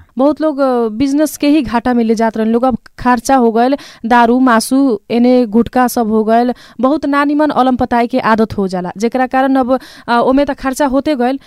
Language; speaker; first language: Bhojpuri; native; Bhojpuri